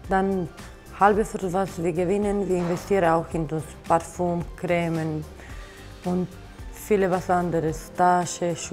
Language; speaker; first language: German; non-native, learner; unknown